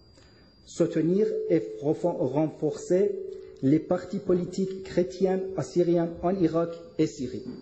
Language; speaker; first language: French; non-native, learner; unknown